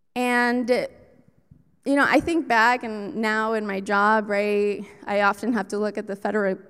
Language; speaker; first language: English; early bilingual, other home language; Spanish